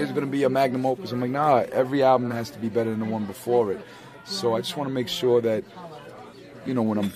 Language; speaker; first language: English; native; English